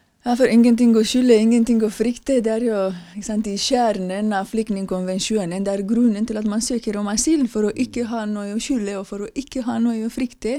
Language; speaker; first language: Norwegian; non-native, fluent; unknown